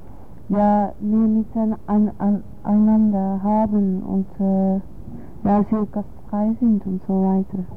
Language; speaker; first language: German; non-native, fluent; Dutch